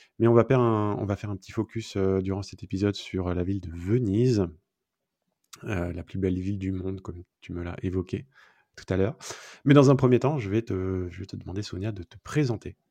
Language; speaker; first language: French; native; French